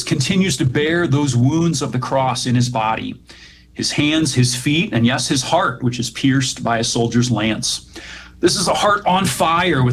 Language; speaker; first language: English; native; English